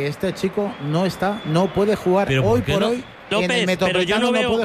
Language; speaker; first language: Spanish; native; Spanish